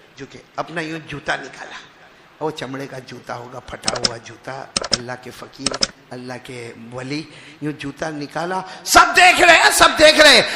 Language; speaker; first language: Urdu; native; Urdu